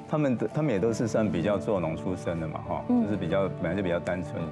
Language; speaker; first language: Chinese; native; Chinese